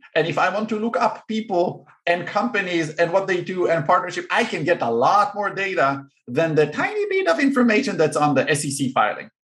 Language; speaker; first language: English; non-native, fluent; Hebrew